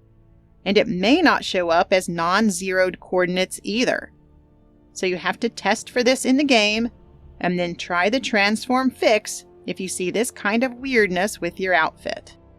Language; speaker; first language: English; native; English